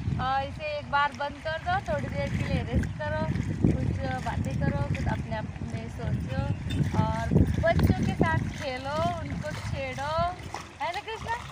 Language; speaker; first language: Hindi; non-native, local second language; Marathi